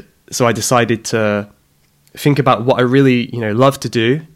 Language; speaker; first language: English; native; English